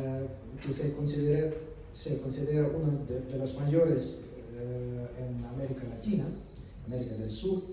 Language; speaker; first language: Spanish; non-native, fluent; Russian